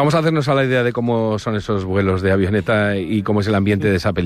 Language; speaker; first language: Spanish; native; Spanish